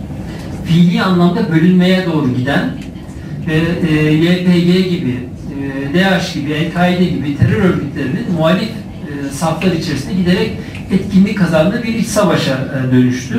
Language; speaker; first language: Turkish; native; Turkish